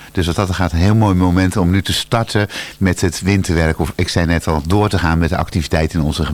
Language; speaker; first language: Dutch; native; Dutch